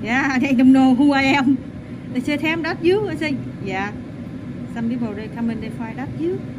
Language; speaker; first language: English; non-native, learner; Vietnamese